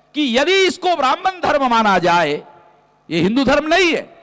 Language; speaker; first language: Hindi; non-native, local second language; Marathi